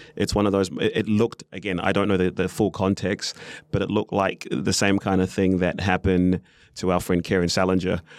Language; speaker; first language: English; native; English